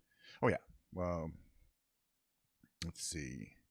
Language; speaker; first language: English; native; English